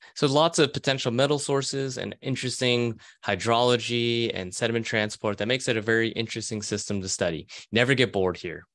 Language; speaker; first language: English; native; English